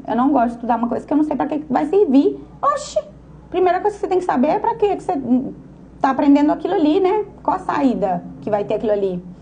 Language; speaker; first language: Portuguese; native; Portuguese